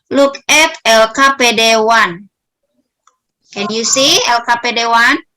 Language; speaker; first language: English; non-native, learner; Indonesian